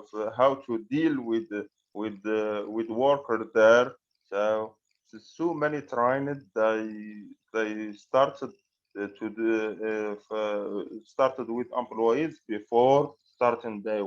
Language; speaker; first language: English; non-native, fluent; Arabic